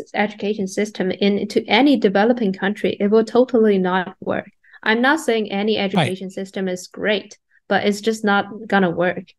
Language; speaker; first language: English; non-native, fluent; Chinese